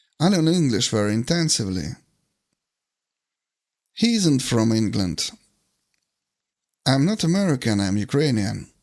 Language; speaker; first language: English; non-native, fluent; Ukrainian